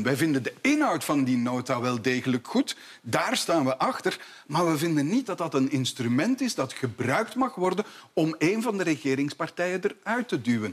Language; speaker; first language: Dutch; native; Dutch